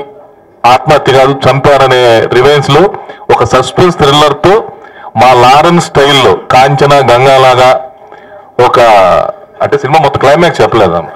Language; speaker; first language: Telugu; native; Telugu